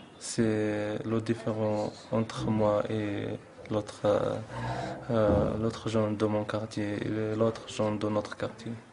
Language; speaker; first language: French; non-native, learner; Arabic